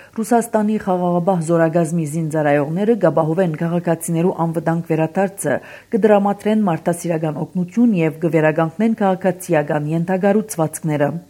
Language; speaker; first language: Armenian; early bilingual, heritage; Armenian